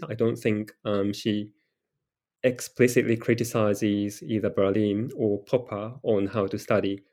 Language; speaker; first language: English; non-native, fluent; Japanese